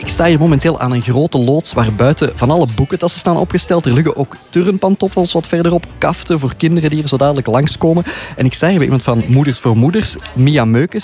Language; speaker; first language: Dutch; native; Dutch